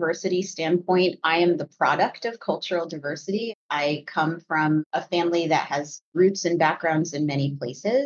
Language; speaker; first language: English; native; English